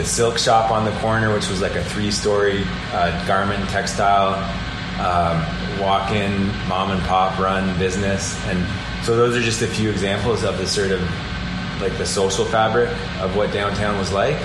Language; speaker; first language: English; native; English